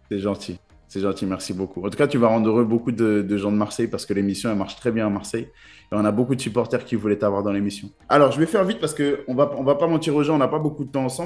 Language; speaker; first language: French; native; French